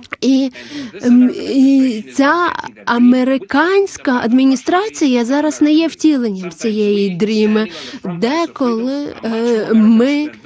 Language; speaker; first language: Ukrainian; non-native, learner; Lithuanian